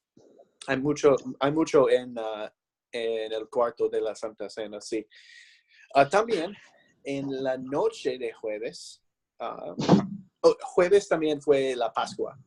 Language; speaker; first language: Spanish; non-native, fluent; English